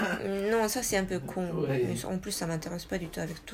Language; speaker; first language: French; non-native, fluent; Japanese